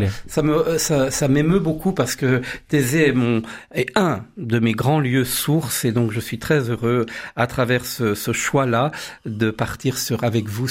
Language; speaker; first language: French; native; French